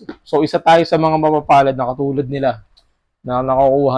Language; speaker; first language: Filipino; native; Filipino